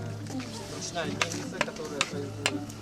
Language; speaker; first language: Russian; non-native, local second language; Kyrgyz